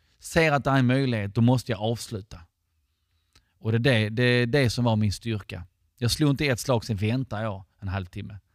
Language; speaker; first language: Swedish; non-native, fluent; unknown